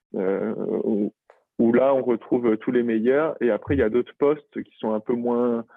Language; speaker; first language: French; native; French